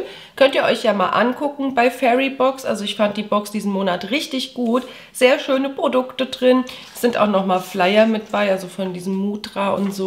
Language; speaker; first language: German; native; German